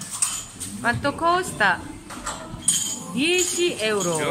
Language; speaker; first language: Italian; non-native, learner; Korean